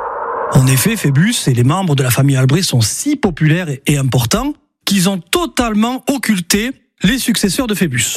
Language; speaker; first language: French; native; French